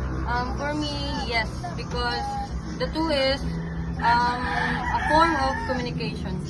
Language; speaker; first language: English; non-native, local second language; Filipino